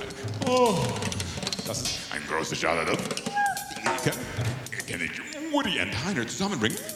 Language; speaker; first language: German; non-native, learner; English